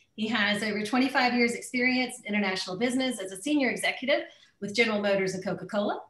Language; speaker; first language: English; native; English